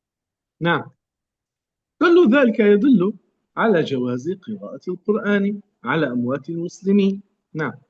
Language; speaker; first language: Arabic; native; Arabic